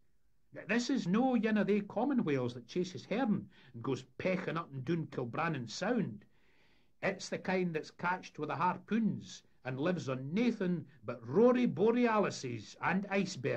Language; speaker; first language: English; native; English